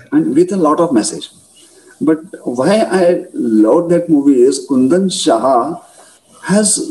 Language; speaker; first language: English; non-native, local second language; Marathi